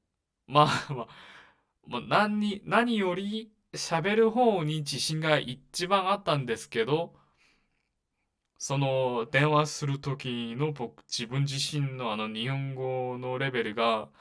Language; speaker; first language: Japanese; non-native, learner; Korean